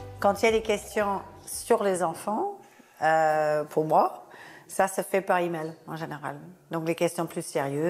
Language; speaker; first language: French; non-native, fluent; English